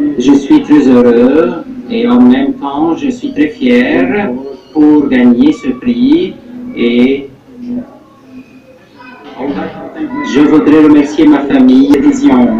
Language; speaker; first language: French; non-native, learner; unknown